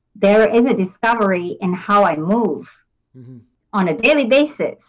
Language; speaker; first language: English; non-native, fluent; Japanese